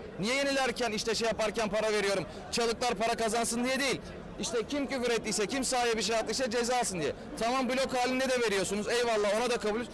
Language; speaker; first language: Turkish; native; Turkish